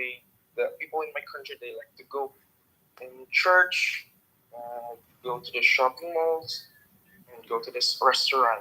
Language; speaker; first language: English; non-native, learner; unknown